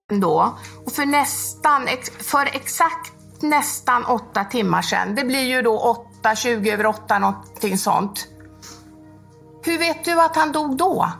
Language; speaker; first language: Swedish; native; Swedish